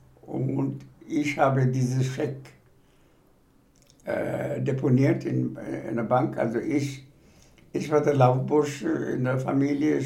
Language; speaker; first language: German; non-native, fluent; Bangla